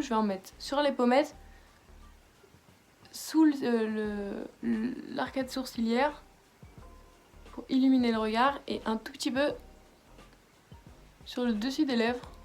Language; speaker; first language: French; native; French